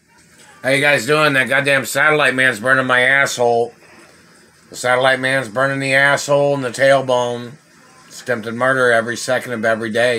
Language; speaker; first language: English; native; English